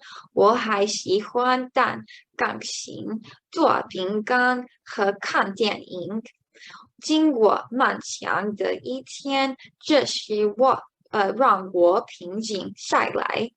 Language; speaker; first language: Chinese; non-native, learner; English